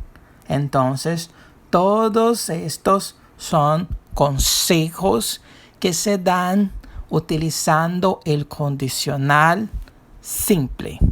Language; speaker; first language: Spanish; non-native, fluent; Portuguese